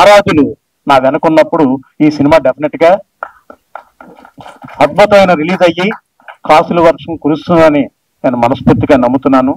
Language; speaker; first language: Telugu; native; Telugu